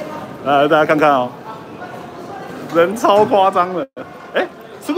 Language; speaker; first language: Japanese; non-native, fluent; Chinese